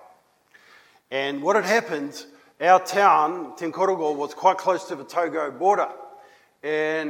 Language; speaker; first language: English; native; English